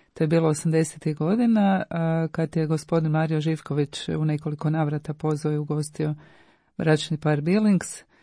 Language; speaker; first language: Croatian; native; Croatian